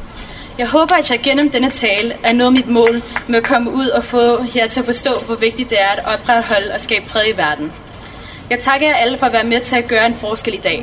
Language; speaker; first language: Danish; native; Danish